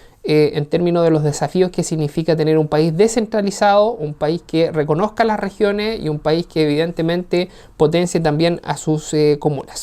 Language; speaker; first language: Spanish; native; Spanish